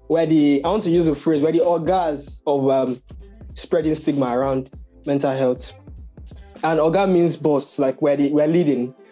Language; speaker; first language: English; non-native, local second language; Yoruba